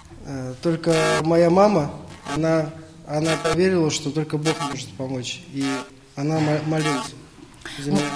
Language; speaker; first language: Czech; non-native, learner; Russian